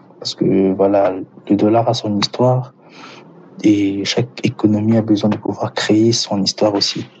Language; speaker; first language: French; non-native, local second language; Lingala